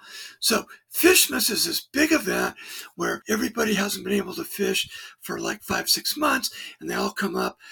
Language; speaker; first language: English; native; English